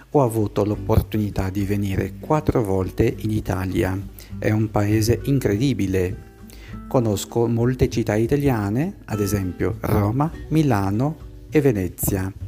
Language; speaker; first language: Italian; non-native, fluent; Portuguese